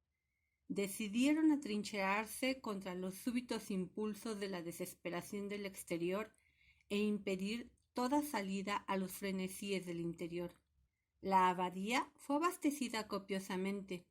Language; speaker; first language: Spanish; native; Spanish